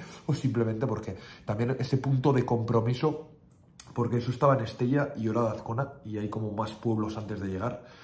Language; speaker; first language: Spanish; native; Spanish